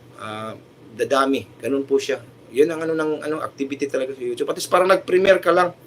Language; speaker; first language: Filipino; non-native, local second language; Cebuano